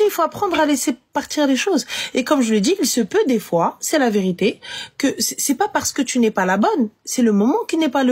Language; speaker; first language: French; native; French